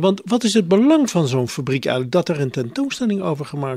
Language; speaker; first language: Dutch; native; Dutch